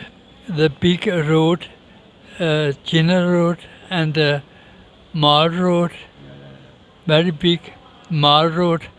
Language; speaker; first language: English; non-native, learner; Danish